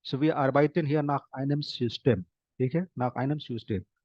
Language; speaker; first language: German; non-native, fluent; Hindi